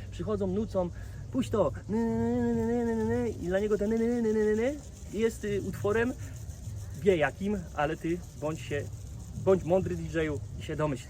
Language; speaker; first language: Polish; native; Polish